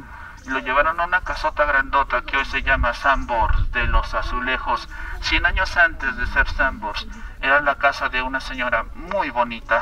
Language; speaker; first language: Spanish; native; Spanish